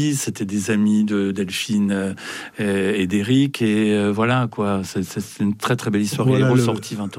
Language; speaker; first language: French; native; French